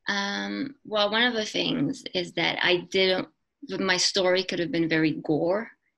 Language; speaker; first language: English; non-native, fluent; French